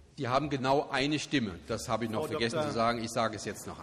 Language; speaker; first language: German; native; German